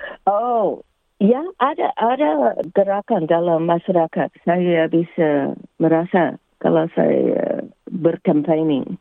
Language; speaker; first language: Indonesian; early bilingual, heritage; English